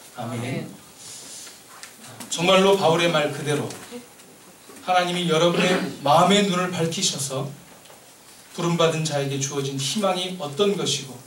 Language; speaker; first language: Korean; native; Korean